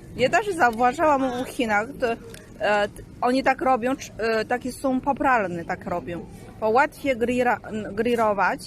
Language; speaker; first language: Polish; non-native, learner; Chinese